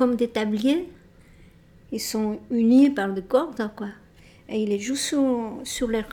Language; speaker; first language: French; non-native, fluent; Spanish